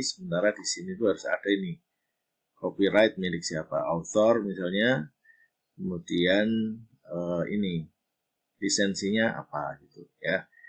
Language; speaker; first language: Indonesian; native; Indonesian